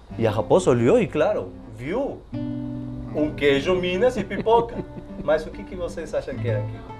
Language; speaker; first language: Portuguese; non-native, fluent; Spanish